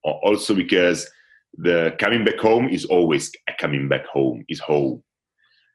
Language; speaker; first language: English; non-native, fluent; Italian